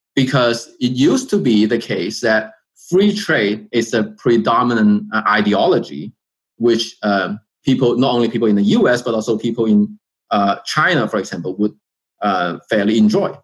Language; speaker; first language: English; non-native, fluent; Chinese